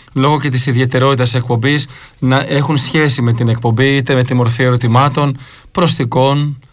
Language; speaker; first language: Greek; native; Greek